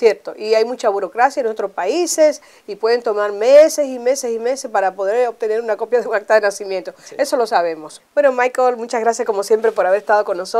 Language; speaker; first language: Spanish; native; Spanish